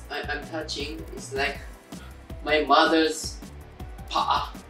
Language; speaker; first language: English; non-native, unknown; Japanese